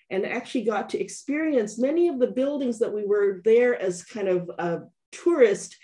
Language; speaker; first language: English; native; English